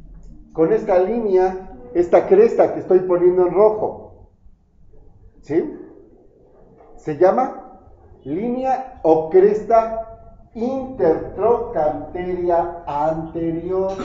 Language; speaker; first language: Spanish; native; Spanish